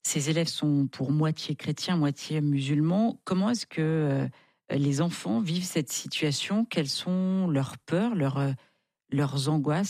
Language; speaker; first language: French; native; French